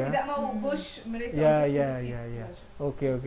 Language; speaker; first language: Indonesian; non-native, learner; Arabic